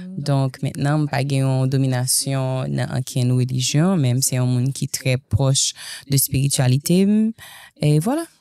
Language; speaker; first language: French; non-native, local second language; Haitian Creole